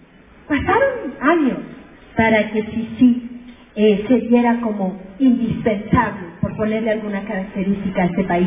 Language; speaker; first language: Spanish; native; Spanish